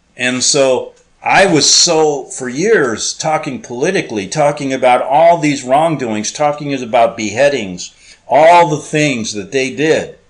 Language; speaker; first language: English; native; English